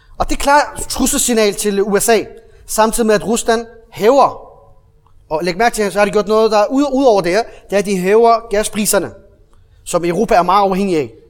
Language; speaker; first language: Danish; early bilingual, other home language; Arabic